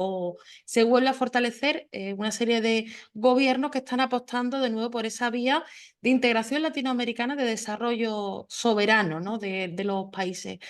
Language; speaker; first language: Spanish; native; Spanish